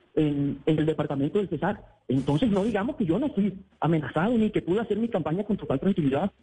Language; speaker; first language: Spanish; native; Spanish